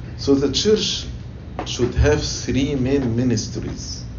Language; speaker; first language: English; non-native, fluent; Arabic